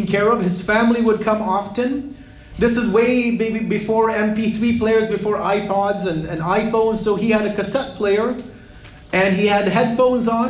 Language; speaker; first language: English; native; English